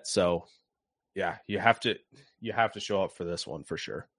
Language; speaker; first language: English; native; English